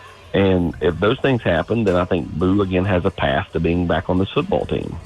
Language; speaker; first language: English; native; English